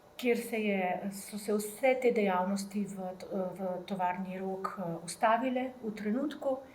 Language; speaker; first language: Slovenian; native; Slovenian